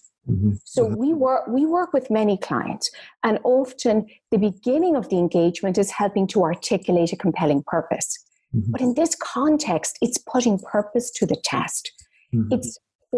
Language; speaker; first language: English; native; English